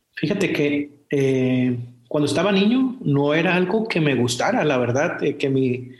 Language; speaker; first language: Spanish; native; Spanish